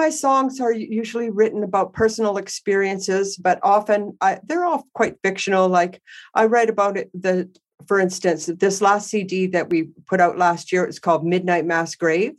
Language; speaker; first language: English; native; English